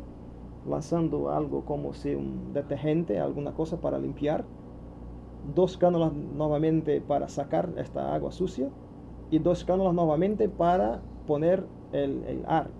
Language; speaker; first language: Spanish; non-native, learner; Portuguese